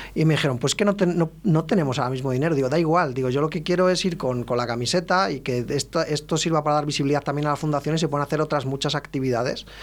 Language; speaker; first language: Spanish; native; Spanish